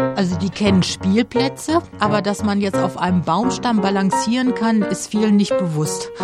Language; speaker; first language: German; native; German